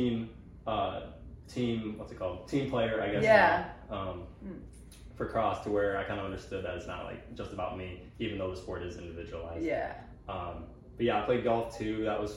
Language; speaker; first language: English; native; English